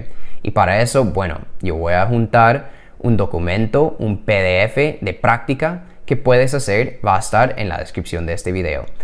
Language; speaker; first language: Spanish; non-native, fluent; English